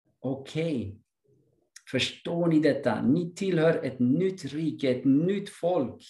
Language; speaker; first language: Swedish; non-native, fluent; English